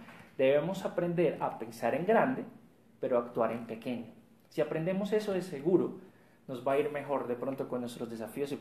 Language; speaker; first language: Spanish; native; Spanish